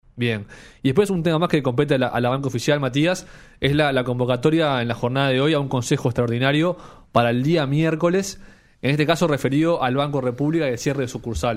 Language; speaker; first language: Spanish; native; Spanish